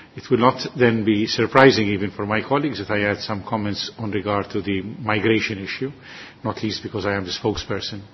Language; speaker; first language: English; non-native, local second language; Maltese